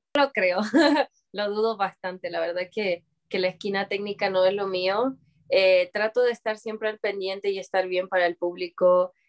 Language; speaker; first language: Spanish; native; Spanish